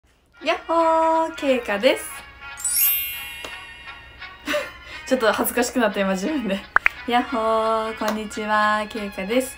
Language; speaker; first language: Japanese; native; Japanese